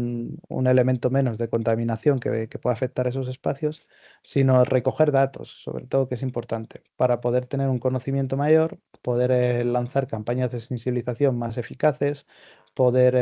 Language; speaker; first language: Spanish; native; Spanish